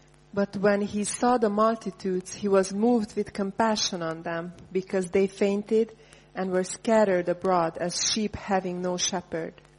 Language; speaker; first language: English; non-native, fluent; Hungarian